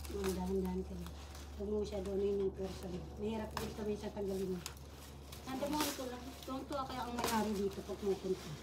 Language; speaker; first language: Filipino; native; Filipino